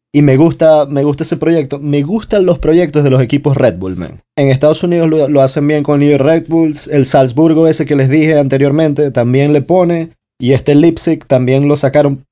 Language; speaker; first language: Spanish; native; Spanish